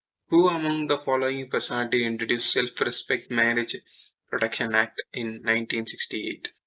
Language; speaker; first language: English; non-native, local second language; Tamil